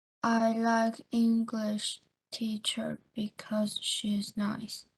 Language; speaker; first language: English; non-native, learner; Chinese